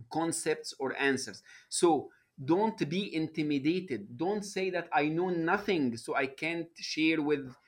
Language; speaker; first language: English; non-native, fluent; Arabic